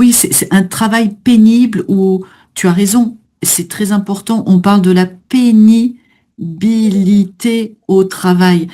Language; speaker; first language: French; native; French